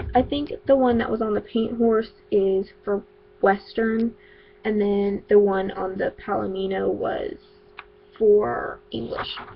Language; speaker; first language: English; native; English